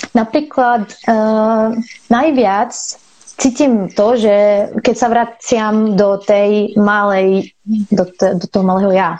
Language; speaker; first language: Slovak; non-native, fluent; Arabic